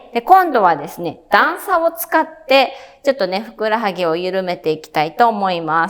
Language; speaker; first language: Japanese; native; Japanese